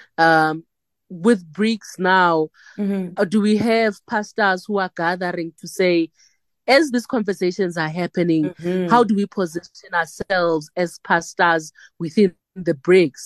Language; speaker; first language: English; non-native, local second language; Northern Sotho